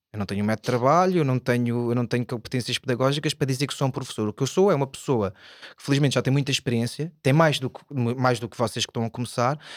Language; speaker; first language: Portuguese; native; Portuguese